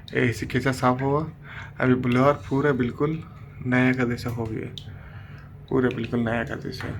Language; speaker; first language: Hindi; non-native, learner; Bangla